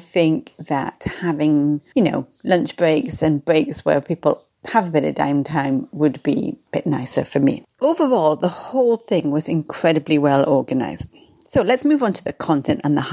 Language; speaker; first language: English; native; English